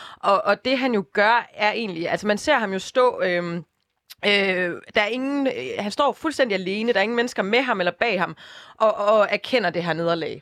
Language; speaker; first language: Danish; native; Danish